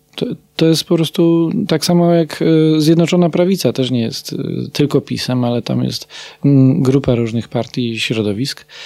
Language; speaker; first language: Polish; native; Polish